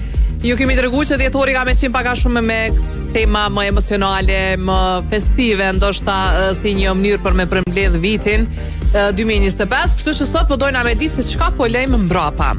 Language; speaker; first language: Albanian; native; Albanian